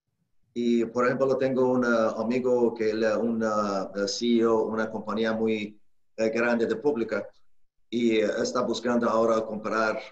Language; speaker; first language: Spanish; non-native, learner; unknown